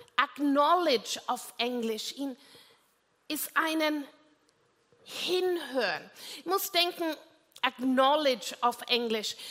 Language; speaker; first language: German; non-native, fluent; English